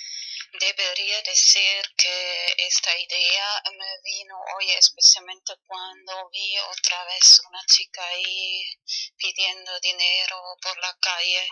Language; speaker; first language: Spanish; non-native, fluent; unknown